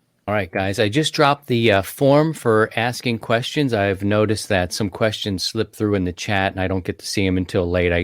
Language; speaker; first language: English; native; English